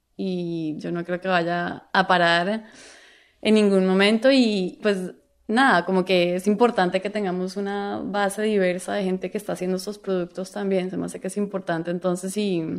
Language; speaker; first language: Spanish; native; Spanish